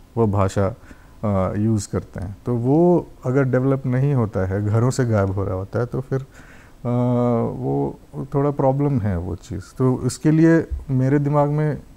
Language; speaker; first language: Hindi; non-native, local second language; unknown